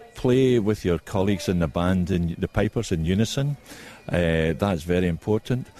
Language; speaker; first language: English; native; English